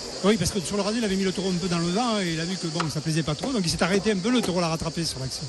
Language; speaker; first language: French; native; French